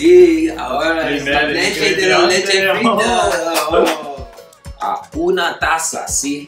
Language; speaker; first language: Spanish; non-native, learner; English